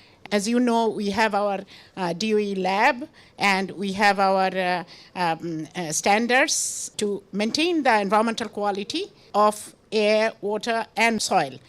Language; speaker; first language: English; non-native, local second language; Bangla